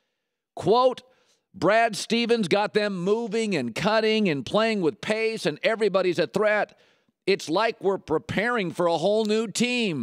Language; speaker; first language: English; native; English